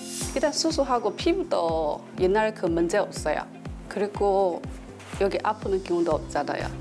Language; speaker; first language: Korean; non-native, learner; Chinese